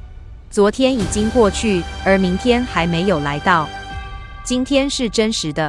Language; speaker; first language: Chinese; native; Chinese